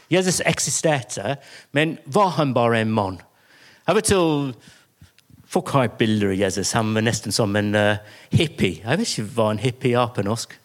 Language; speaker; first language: Norwegian; non-native, fluent; English